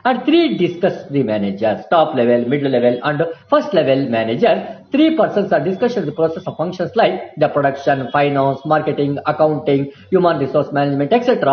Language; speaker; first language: English; non-native, local second language; Kannada